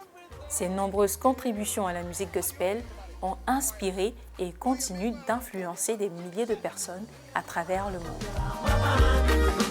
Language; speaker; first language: French; native; French